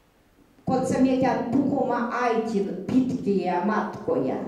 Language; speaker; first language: Finnish; early bilingual, heritage; Finnish